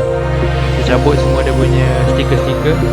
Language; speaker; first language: Malay; native; Malay